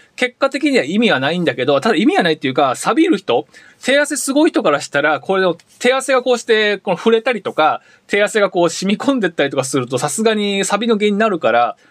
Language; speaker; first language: Japanese; native; Japanese